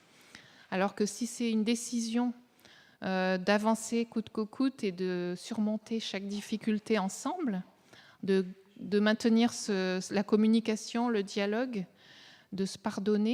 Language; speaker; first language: French; native; French